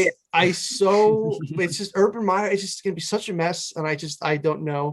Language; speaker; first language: English; native; English